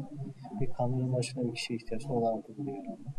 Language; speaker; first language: Turkish; native; Turkish